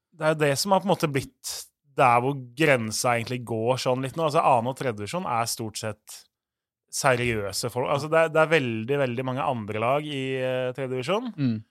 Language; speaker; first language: Norwegian; native; Norwegian